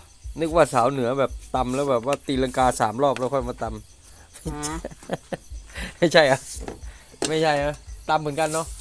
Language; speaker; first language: Thai; native; Thai